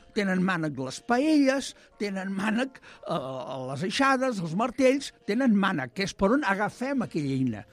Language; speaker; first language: Catalan; native; Catalan